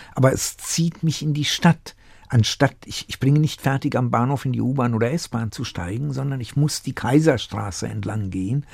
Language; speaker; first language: German; native; German